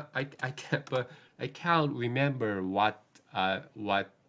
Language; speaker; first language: English; non-native, learner; Korean